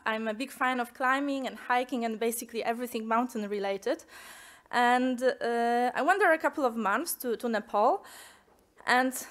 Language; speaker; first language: English; non-native, fluent; Polish